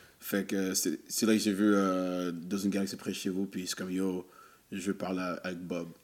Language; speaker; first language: French; non-native, local second language; English